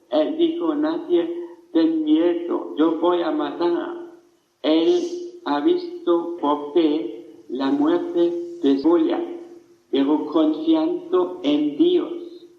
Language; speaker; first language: Spanish; non-native, fluent; German